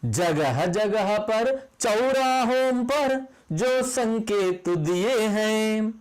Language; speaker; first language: Hindi; non-native, local second language; Kannada